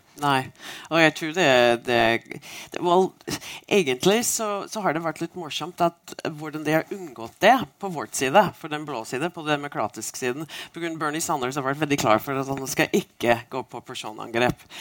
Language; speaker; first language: Norwegian; non-native, fluent; English